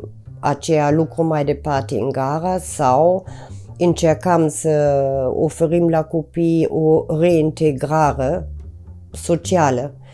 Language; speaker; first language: Romanian; non-native, fluent; German